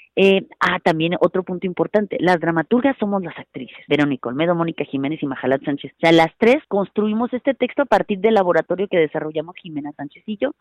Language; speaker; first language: Spanish; native; Spanish